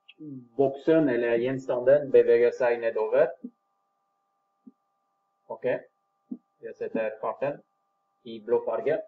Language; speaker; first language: Norwegian; non-native, fluent; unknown